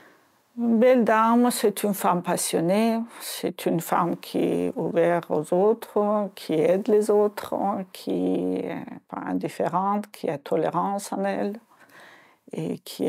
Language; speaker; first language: French; non-native, fluent; Azerbaijani